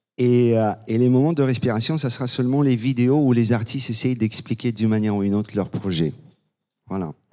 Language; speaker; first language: French; non-native, fluent; Bulgarian